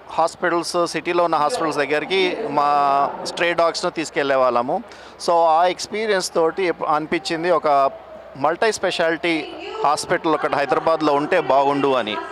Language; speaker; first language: Telugu; native; Telugu